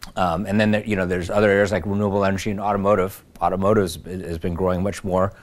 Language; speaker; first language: English; native; English